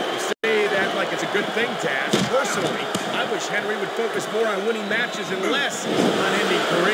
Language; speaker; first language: English; native; English